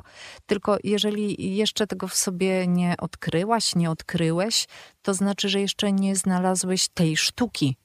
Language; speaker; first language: Polish; native; Polish